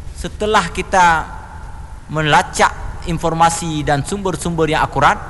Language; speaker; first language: Indonesian; non-native, local second language; Achinese